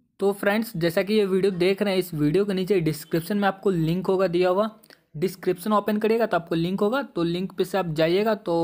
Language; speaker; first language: Hindi; native; Hindi